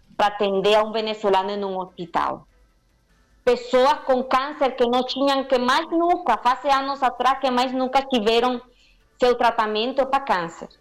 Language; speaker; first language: Portuguese; non-native, learner; Spanish